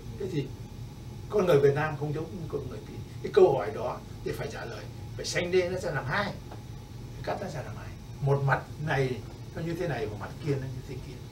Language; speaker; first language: Vietnamese; native; Vietnamese